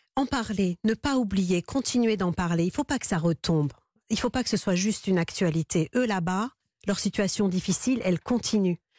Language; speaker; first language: French; early bilingual, other home language; Persian